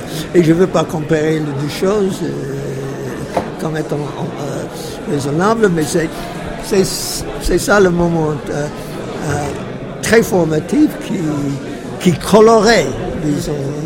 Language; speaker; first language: French; non-native, fluent; English